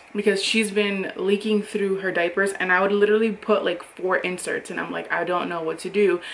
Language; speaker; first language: English; native; English